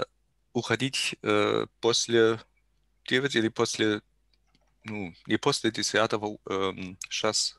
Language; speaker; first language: Russian; non-native, learner; German